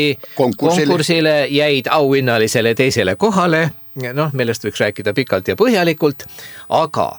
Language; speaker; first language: Estonian; native; Estonian